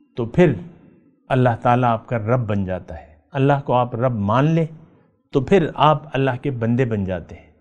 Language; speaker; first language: Urdu; native; Urdu